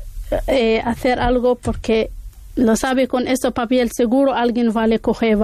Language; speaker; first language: Spanish; non-native, learner; Arabic